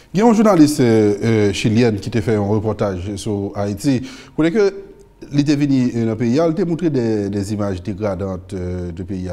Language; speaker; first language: French; non-native, local second language; Haitian Creole